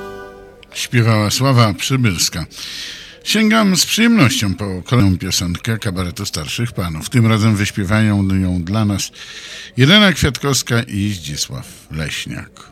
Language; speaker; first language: Polish; native; Polish